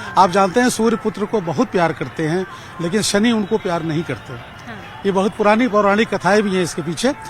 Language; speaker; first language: Hindi; native; Hindi